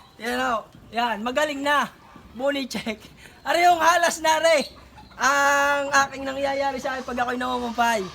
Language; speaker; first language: Filipino; native; Filipino